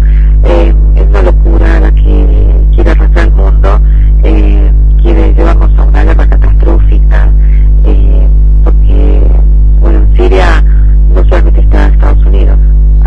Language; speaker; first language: Spanish; early bilingual, other home language; Arabic